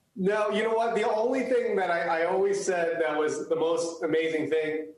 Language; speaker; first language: English; early bilingual, other home language; Chinese